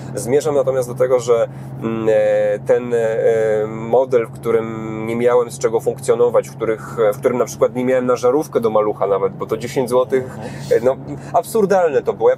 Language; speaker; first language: Polish; native; Polish